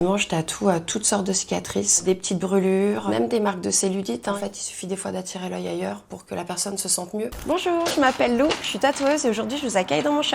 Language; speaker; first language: French; native; French